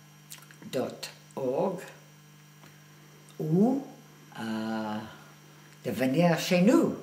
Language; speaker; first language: French; non-native, fluent; English